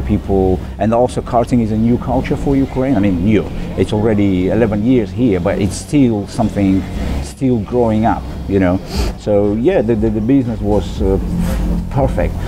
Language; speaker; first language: English; non-native, fluent; Russian